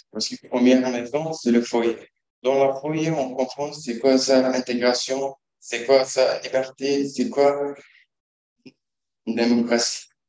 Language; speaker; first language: French; non-native, learner; Kurdish